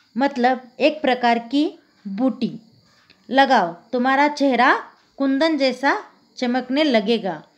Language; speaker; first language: Hindi; non-native, local second language; Marathi